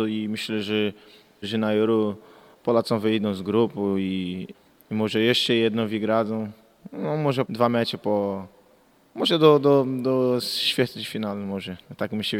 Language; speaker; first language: Polish; non-native, fluent; Portuguese